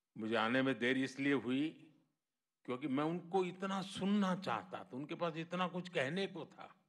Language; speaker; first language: Hindi; non-native, local second language; Gujarati